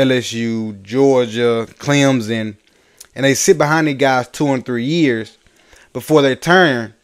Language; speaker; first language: English; native; English